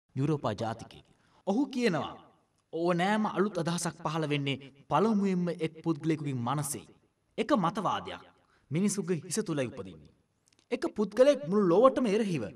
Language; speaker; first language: Sinhala; non-native, local second language; Tamil